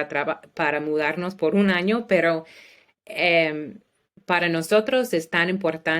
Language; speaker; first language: Spanish; non-native, learner; English